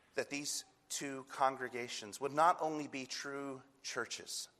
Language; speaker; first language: English; native; English